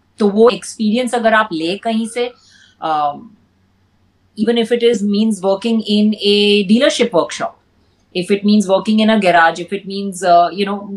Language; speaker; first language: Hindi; non-native, local second language; English